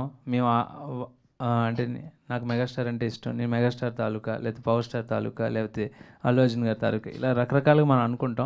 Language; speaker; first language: Telugu; native; Telugu